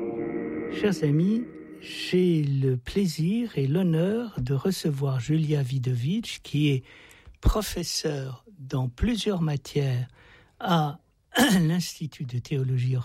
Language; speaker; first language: French; native; French